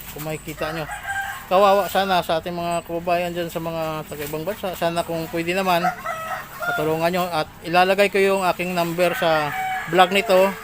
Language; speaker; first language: Filipino; native; Filipino